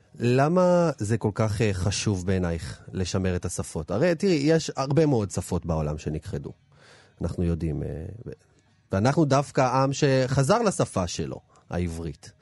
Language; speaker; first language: Hebrew; native; Hebrew